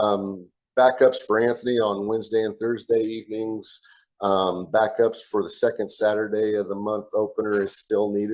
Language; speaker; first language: English; native; English